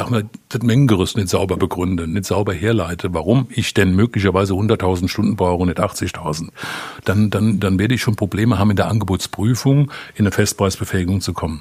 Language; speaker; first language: German; native; German